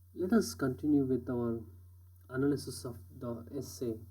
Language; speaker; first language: English; non-native, local second language; Kannada